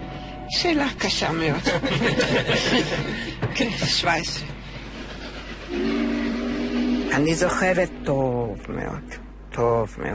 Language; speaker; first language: Hebrew; non-native, fluent; Hungarian